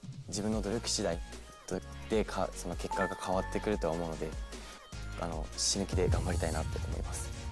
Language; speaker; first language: Japanese; native; Japanese